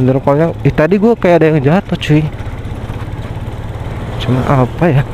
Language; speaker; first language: Indonesian; native; Indonesian